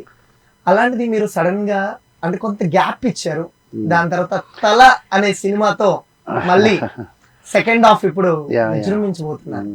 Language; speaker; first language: Telugu; native; Telugu